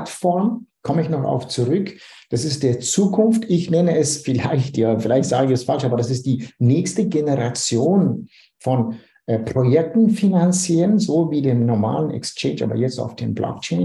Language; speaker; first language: German; non-native, fluent; Dutch